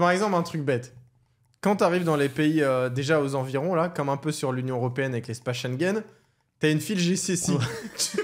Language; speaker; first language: French; native; French